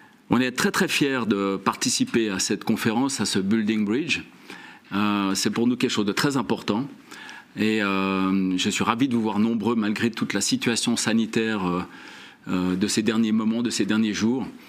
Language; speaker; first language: French; native; French